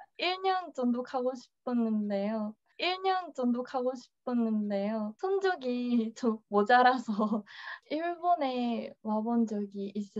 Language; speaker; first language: Korean; non-native, learner; Japanese